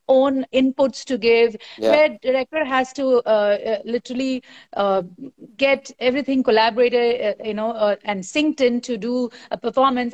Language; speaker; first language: English; non-native, local second language; Hindi